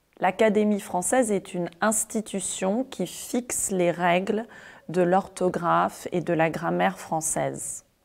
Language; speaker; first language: French; native; French